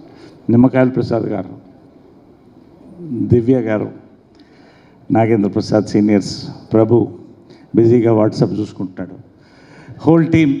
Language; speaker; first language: Telugu; native; Telugu